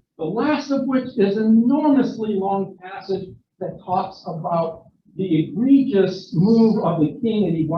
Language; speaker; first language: English; non-native, fluent; Ukrainian